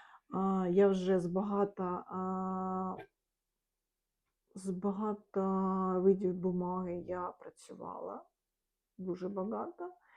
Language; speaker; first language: Ukrainian; non-native, local second language; Russian